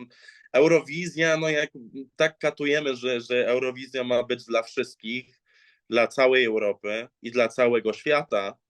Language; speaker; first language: Polish; early bilingual, heritage; English